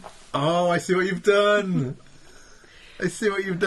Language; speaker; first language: English; native; English